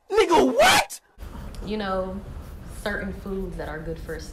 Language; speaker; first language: English; native; English